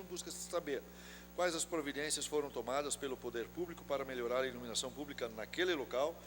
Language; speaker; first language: Portuguese; native; Portuguese